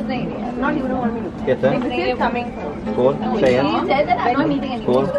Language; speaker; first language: Swedish; native; Swedish